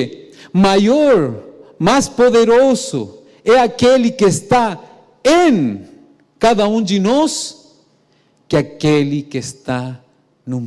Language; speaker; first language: Portuguese; non-native, fluent; Spanish